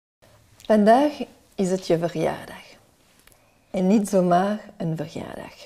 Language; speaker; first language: Dutch; non-native, local second language; French